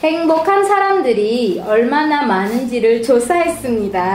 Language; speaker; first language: Korean; non-native, fluent; Indonesian